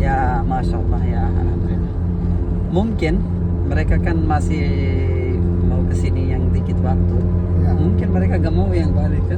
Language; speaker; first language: Indonesian; non-native, local second language; Urdu